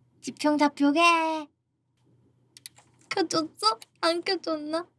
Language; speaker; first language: Korean; native; Korean